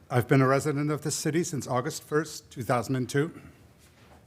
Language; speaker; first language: English; early bilingual, other home language; German